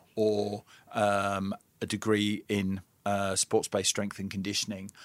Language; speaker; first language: English; native; English